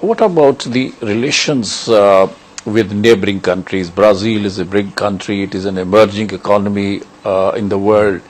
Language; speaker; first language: English; non-native, local second language; Urdu